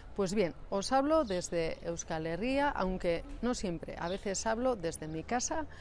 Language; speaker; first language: Spanish; native; Spanish